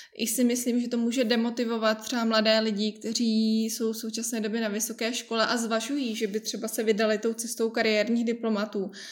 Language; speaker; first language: Czech; native; Czech